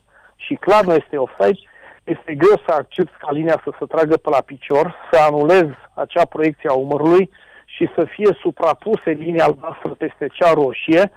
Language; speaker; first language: Romanian; native; Romanian